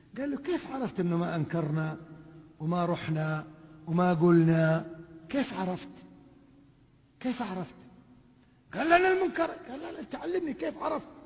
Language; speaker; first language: Arabic; native; Arabic